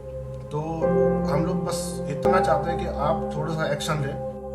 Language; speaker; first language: Hindi; native; Hindi